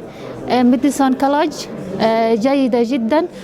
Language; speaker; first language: Arabic; non-native, learner; Somali